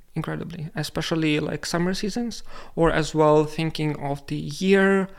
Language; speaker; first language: English; non-native, fluent; Lithuanian